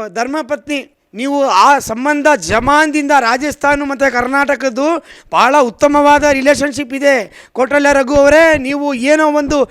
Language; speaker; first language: Kannada; non-native, local second language; Marwari